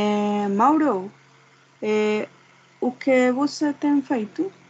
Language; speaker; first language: Portuguese; non-native, learner; Spanish